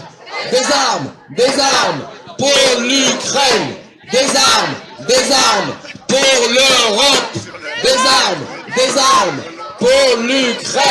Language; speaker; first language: French; non-native, fluent; Ukrainian